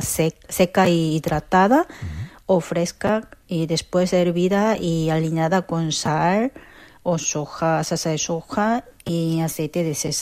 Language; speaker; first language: Spanish; non-native, learner; Korean